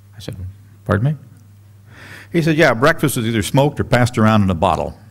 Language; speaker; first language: English; native; English